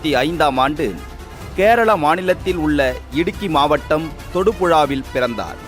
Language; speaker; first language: Tamil; native; Tamil